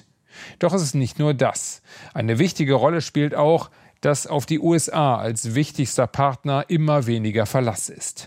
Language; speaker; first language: German; native; German